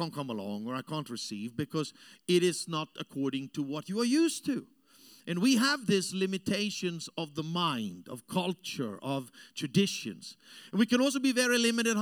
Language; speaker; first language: English; non-native, fluent; German